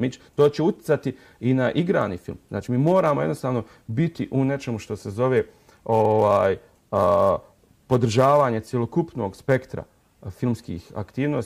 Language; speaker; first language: Serbian; native; Serbian